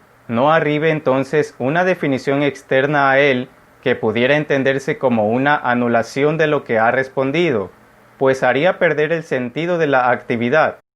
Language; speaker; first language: Spanish; native; Spanish